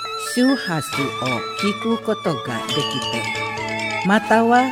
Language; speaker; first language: Japanese; non-native, fluent; Indonesian